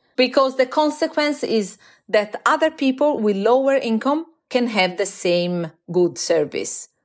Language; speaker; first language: English; non-native, fluent; Italian